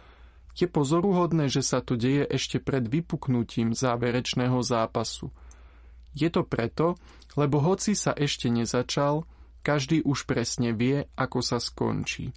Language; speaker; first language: Slovak; native; Slovak